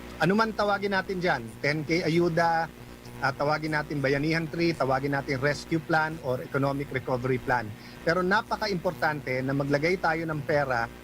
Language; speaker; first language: Filipino; native; Filipino